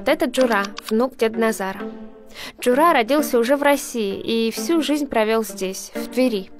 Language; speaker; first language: Russian; native; Russian